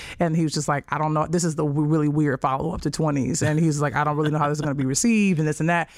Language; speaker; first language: English; native; English